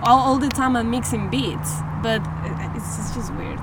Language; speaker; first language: English; non-native, fluent; Spanish